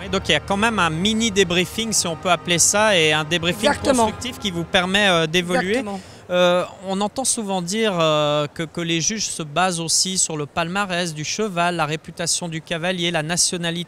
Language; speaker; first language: French; native; French